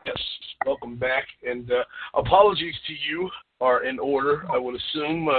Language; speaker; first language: English; native; English